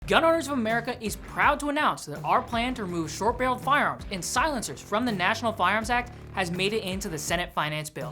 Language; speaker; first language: English; native; English